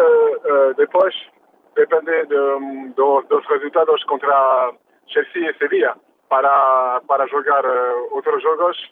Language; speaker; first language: Portuguese; early bilingual, heritage; French